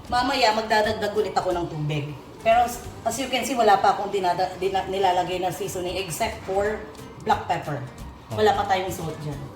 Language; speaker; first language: Filipino; non-native, local second language; Bikol